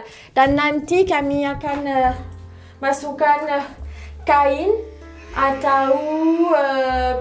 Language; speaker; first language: Indonesian; non-native, learner; French